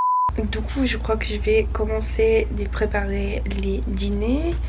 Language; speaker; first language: French; non-native, fluent; English